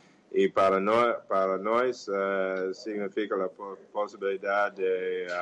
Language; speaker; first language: Portuguese; non-native, fluent; English